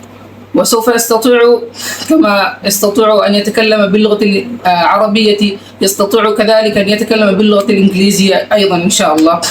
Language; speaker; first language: Arabic; non-native, fluent; Bangla